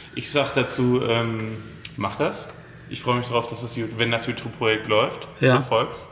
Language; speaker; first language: German; native; German